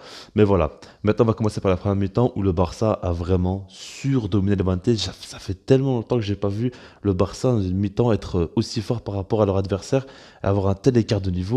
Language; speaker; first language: French; native; French